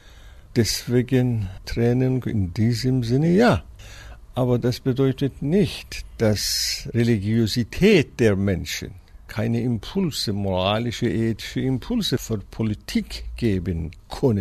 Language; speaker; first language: German; non-native, fluent; Persian